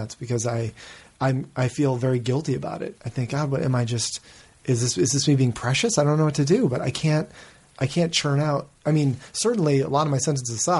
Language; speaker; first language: English; native; English